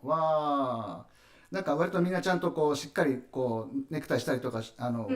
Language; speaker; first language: Japanese; native; Japanese